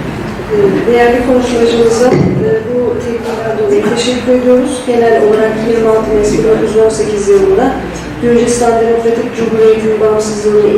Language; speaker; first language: Turkish; native; Turkish